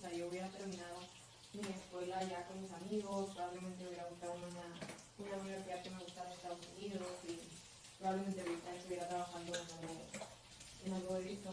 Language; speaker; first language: Spanish; early bilingual, heritage; Spanish